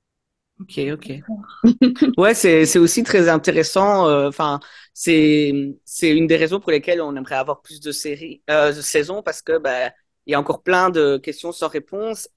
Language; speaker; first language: French; native; French